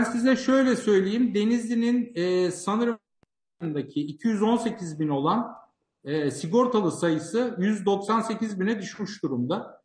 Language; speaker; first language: Turkish; native; Turkish